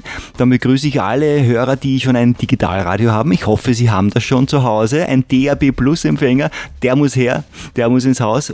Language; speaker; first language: German; native; German